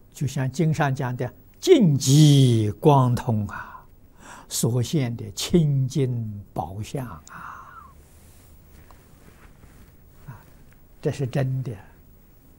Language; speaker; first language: Chinese; native; Chinese